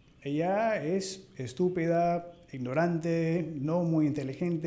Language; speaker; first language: Spanish; non-native, fluent; English